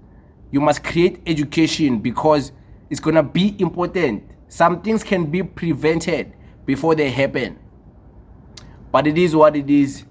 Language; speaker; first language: English; non-native, local second language; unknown